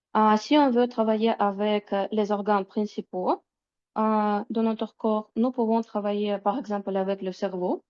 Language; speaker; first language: French; non-native, fluent; Russian